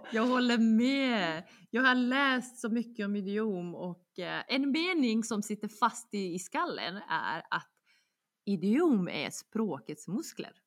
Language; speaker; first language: Swedish; non-native, fluent; Bosnian